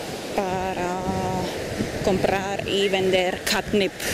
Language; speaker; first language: Spanish; non-native, fluent; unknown